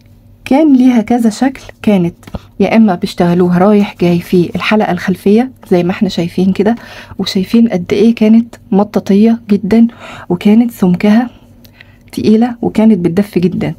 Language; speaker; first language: Arabic; native; Arabic